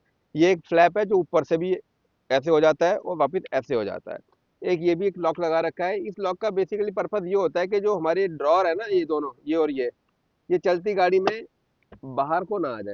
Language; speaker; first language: Hindi; native; Hindi